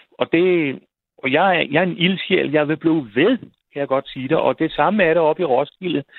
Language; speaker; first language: Danish; native; Danish